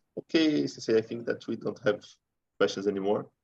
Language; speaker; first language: English; non-native, fluent; Portuguese